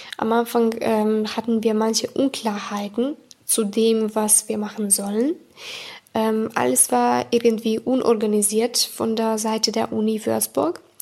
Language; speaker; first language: German; non-native, fluent; Serbian